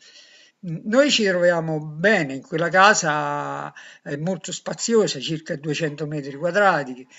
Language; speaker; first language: Italian; native; Italian